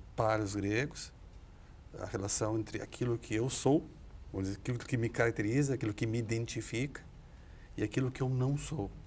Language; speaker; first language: Portuguese; native; Portuguese